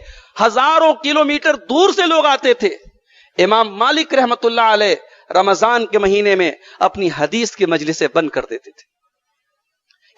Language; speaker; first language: Urdu; native; Urdu